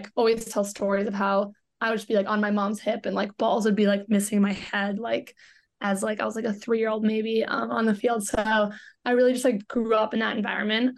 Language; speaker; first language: English; native; English